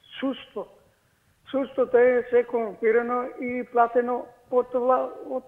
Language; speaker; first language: Macedonian; native; Macedonian